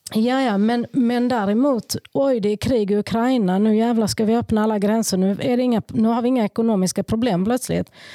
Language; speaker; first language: Swedish; early bilingual, other home language; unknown